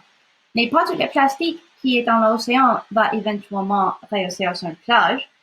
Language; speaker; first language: French; non-native, local second language; English